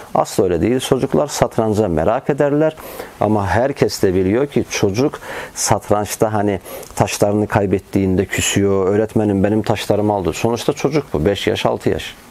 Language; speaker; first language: Turkish; non-native, fluent; Azerbaijani